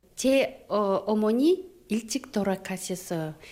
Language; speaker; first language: Korean; non-native, learner; Russian